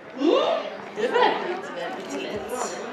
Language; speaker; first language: Swedish; non-native, fluent; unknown